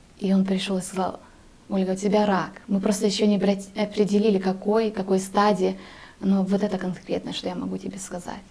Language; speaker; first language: Russian; early bilingual, heritage; Russian